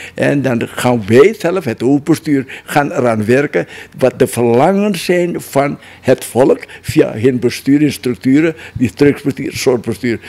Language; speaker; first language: Dutch; non-native, local second language; Javanese